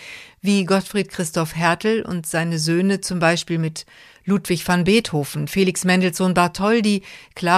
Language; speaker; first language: German; native; German